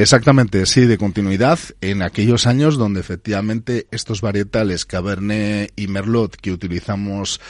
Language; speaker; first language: Spanish; native; Spanish